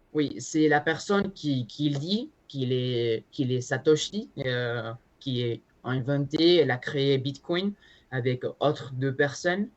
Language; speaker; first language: French; non-native, learner; Spanish